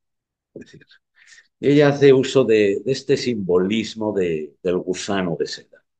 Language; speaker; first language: Spanish; native; Spanish